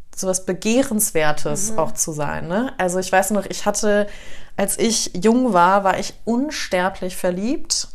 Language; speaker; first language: German; native; German